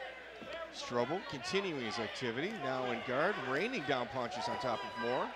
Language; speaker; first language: English; native; English